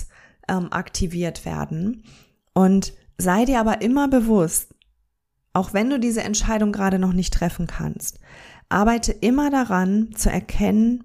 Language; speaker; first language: German; native; German